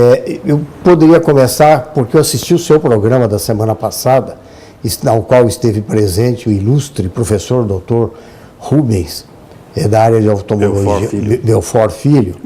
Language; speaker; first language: Portuguese; native; Portuguese